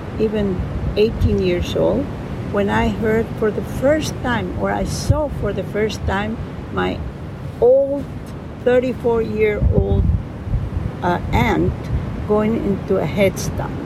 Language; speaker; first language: English; non-native, fluent; Spanish